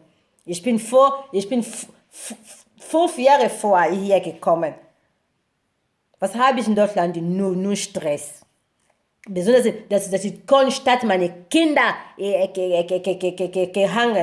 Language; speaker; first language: German; non-native, learner; Lingala